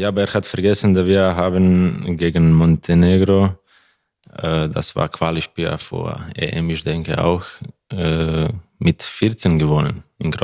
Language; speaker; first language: German; non-native, learner; Croatian